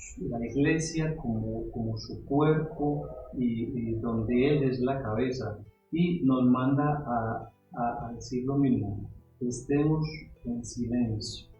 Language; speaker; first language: Spanish; native; Spanish